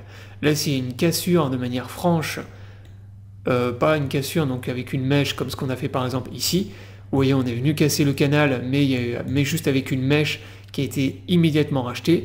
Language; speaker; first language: French; native; French